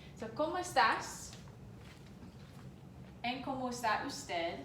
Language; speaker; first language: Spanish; non-native, fluent; English